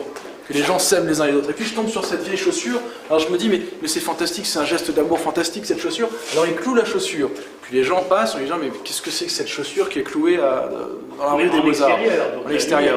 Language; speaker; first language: French; native; French